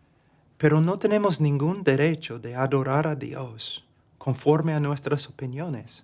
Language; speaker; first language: Spanish; non-native, fluent; English